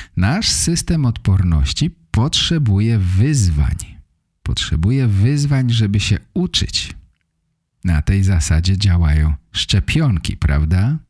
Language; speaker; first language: Polish; native; Polish